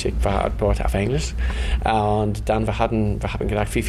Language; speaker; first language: German; non-native, fluent; English